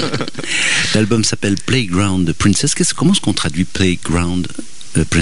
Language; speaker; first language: French; native; French